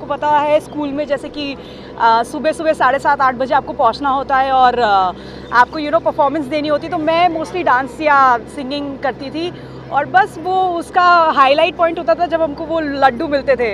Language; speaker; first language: Hindi; native; Hindi